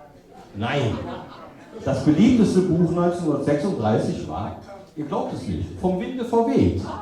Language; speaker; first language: German; native; German